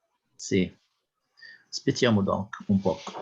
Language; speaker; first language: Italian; non-native, learner; Arabic